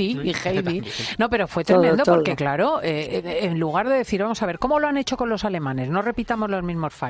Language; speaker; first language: Spanish; native; Spanish